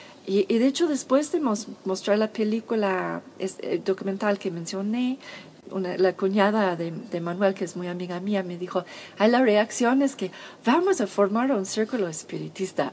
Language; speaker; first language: Spanish; non-native, fluent; English